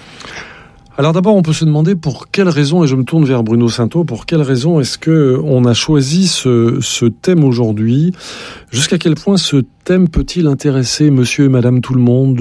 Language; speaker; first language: French; native; French